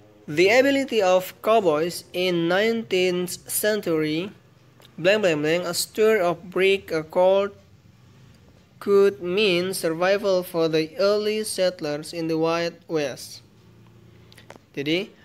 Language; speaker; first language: English; non-native, fluent; Indonesian